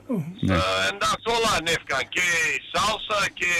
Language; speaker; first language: Greek; early bilingual, heritage; Greek